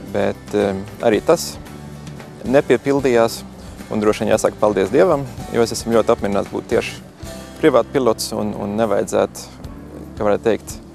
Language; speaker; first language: Latvian; native; Latvian